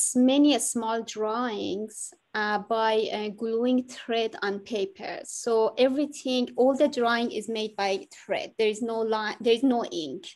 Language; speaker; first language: English; non-native, learner; Persian